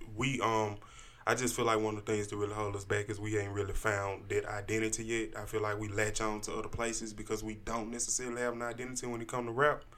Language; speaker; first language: English; native; English